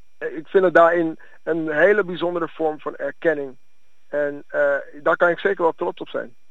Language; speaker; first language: Dutch; early bilingual, other home language; Akan